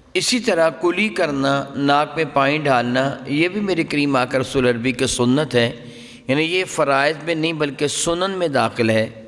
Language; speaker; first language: Urdu; non-native, local second language; Punjabi